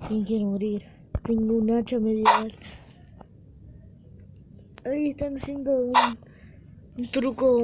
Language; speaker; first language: Spanish; native; Spanish